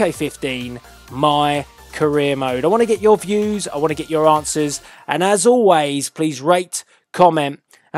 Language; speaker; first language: English; native; English